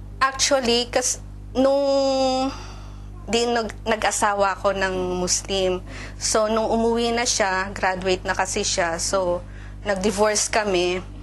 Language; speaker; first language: Filipino; native; Filipino